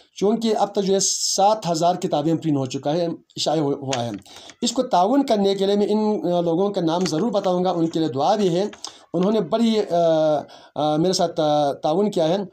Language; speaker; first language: Urdu; non-native, local second language; Balti